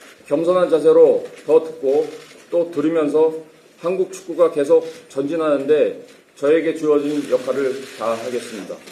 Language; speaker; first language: Korean; native; Korean